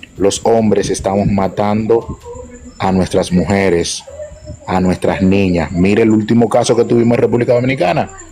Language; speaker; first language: Spanish; native; Spanish